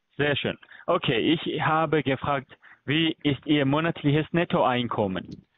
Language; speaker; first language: German; early bilingual, other home language; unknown